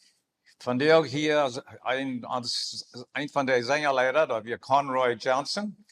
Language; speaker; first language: German; non-native, learner; Plautdietsch